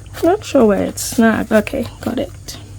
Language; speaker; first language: English; native; English